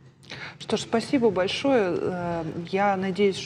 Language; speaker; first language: Russian; native; Russian